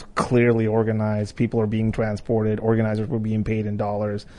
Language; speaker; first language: English; non-native, fluent; Spanish